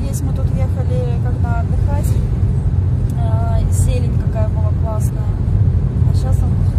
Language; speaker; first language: Russian; native; Russian